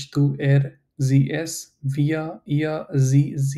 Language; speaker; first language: German; non-native, learner; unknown